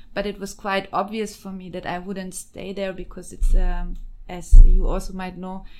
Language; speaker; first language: English; non-native, fluent; German